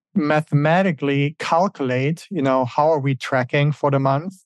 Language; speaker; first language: English; non-native, fluent; German